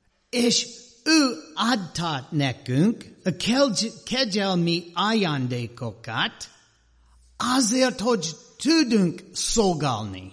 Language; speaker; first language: Hungarian; non-native, learner; English